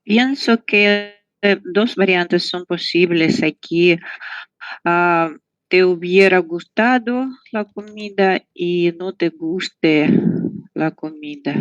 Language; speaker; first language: Spanish; non-native, learner; Russian